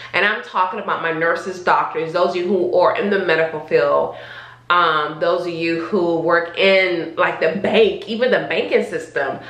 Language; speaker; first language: English; native; English